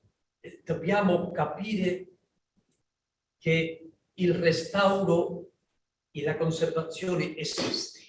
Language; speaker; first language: Italian; non-native, learner; Spanish